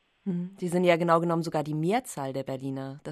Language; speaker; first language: German; native; German